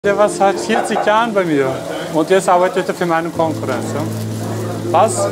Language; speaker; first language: German; non-native, fluent; Turkish